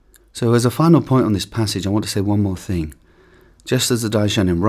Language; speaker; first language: English; native; English